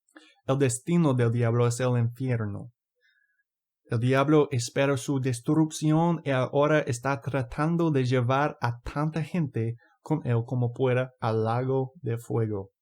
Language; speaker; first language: Spanish; non-native, fluent; English